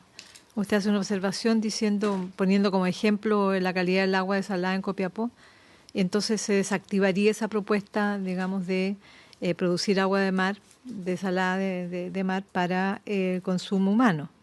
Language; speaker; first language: Spanish; native; Spanish